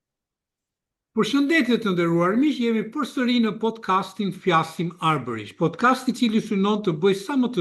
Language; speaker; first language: Albanian; native; Albanian